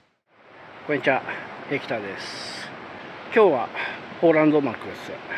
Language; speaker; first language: Japanese; native; Japanese